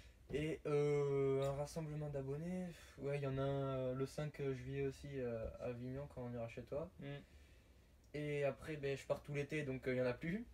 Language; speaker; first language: French; native; French